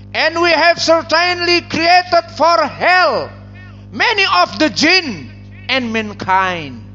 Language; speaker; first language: English; non-native, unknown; Indonesian